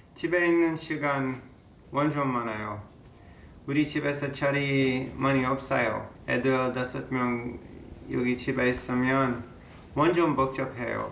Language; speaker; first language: Korean; non-native, learner; English